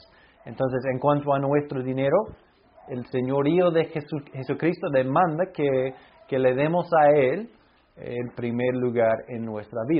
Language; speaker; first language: Spanish; non-native, fluent; English